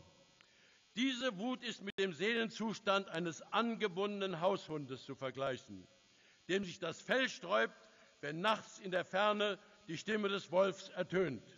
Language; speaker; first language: German; native; German